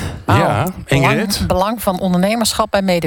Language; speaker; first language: Dutch; native; Dutch